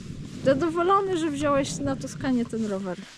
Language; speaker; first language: Polish; native; Polish